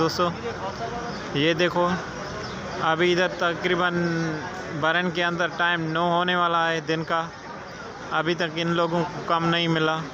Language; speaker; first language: Urdu; non-native, local second language; Sindhi